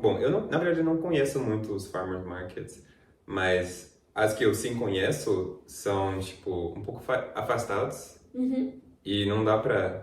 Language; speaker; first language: Portuguese; non-native, fluent; English